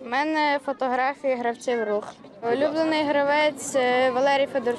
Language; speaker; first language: Dutch; non-native, learner; Ukrainian